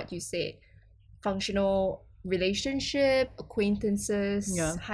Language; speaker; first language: English; non-native, local second language; Chinese